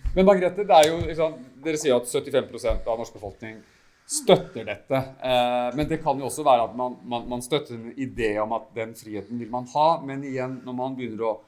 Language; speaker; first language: Norwegian; native; Norwegian